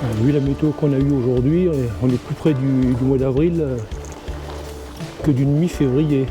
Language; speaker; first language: French; native; French